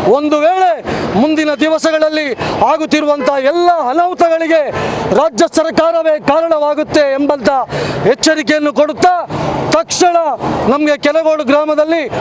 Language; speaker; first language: Kannada; native; Kannada